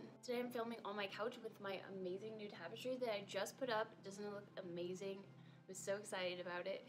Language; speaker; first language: English; native; English